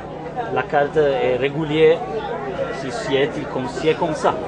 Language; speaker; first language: French; non-native, learner; Italian